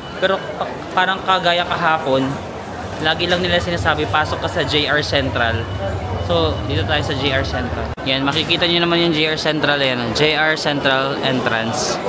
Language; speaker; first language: Filipino; non-native, local second language; Waray